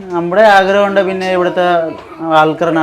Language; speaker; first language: Malayalam; non-native, local second language; Bangla